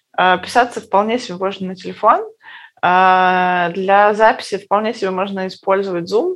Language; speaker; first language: Russian; native; Russian